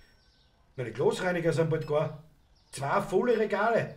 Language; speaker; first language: German; native; German